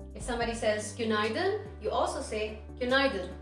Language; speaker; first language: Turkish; non-native, fluent; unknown